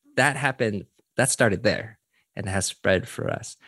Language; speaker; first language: English; early bilingual, other home language; Korean